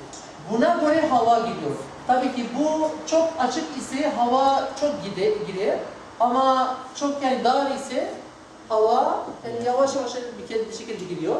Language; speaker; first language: Turkish; non-native, learner; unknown